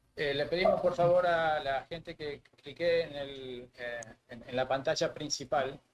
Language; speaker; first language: Spanish; native; Spanish